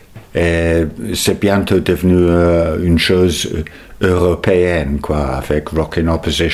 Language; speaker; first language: French; non-native, fluent; English